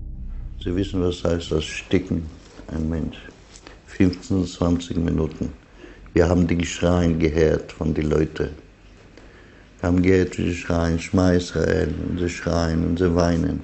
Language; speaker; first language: German; non-native, learner; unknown